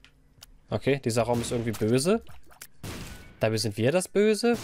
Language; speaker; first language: German; native; German